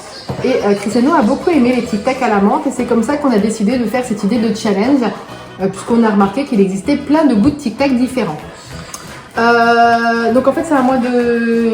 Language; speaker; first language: French; native; French